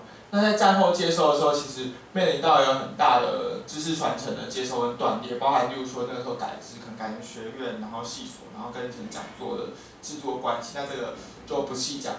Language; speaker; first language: Chinese; native; Chinese